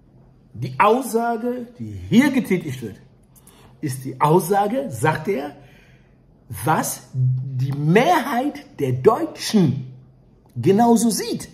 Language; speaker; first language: German; early bilingual, other home language; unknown